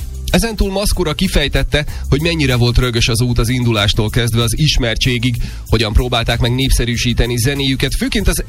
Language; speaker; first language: Hungarian; native; Hungarian